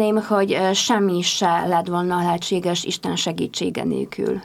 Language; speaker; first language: Hungarian; non-native, fluent; Polish